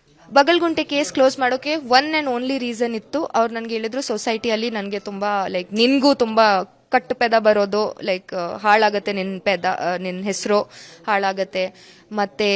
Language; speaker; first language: Kannada; non-native, local second language; Kodava